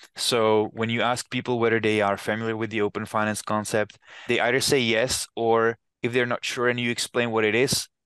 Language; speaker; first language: English; non-native, fluent; Czech